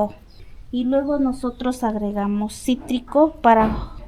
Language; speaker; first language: Spanish; native; Spanish